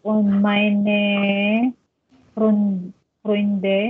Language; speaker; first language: German; non-native, learner; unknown